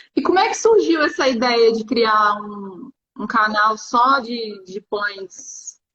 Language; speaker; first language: Portuguese; native; Portuguese